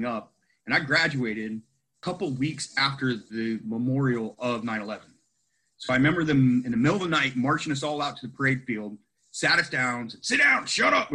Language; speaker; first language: English; native; English